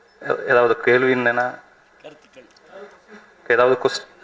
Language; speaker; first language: Tamil; non-native, learner; Malayalam